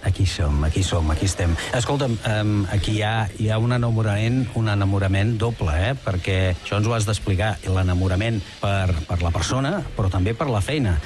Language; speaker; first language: Catalan; native; Catalan